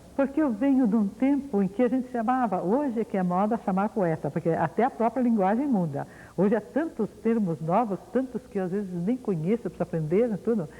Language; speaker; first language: Portuguese; early bilingual, other home language; Ukrainian